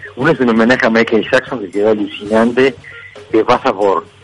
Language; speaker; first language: Spanish; native; Spanish